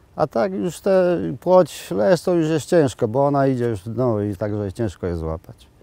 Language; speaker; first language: Polish; native; Polish